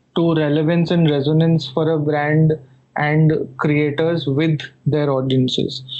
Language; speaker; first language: English; non-native, local second language; Hindi